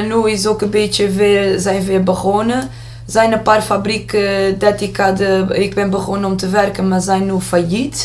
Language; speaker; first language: Dutch; non-native, learner; Portuguese